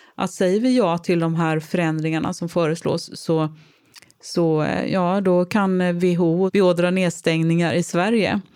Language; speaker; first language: Swedish; native; Swedish